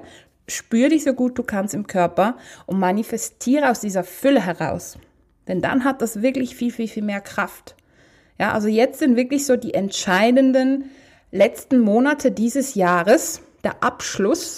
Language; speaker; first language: German; native; German